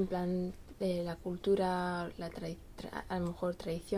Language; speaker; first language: Spanish; non-native, learner; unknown